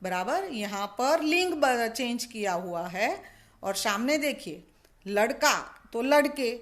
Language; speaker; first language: Hindi; non-native, local second language; Gujarati